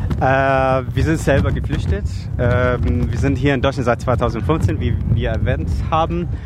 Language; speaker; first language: German; non-native, fluent; Arabic